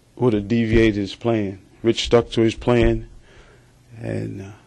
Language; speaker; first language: English; native; English